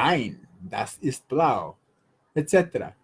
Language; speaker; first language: German; non-native, fluent; English